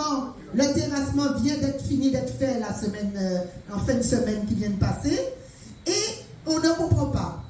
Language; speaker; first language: French; native; French